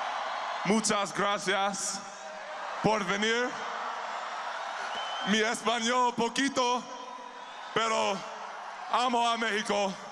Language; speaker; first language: Spanish; non-native, learner; English